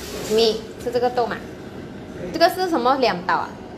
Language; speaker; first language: Chinese; native; Chinese